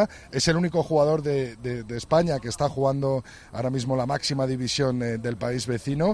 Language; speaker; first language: Spanish; native; Spanish